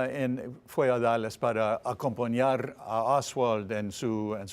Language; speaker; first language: Spanish; non-native, fluent; English